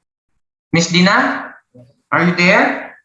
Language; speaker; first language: English; non-native, learner; Indonesian